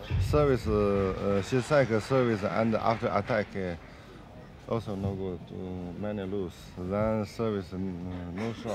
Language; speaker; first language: English; non-native, learner; Chinese